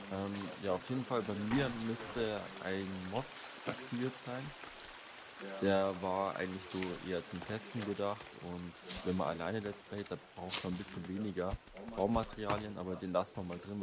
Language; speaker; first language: German; native; German